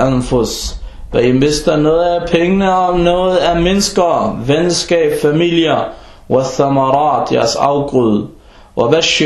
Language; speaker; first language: Danish; early bilingual, other home language; Arabic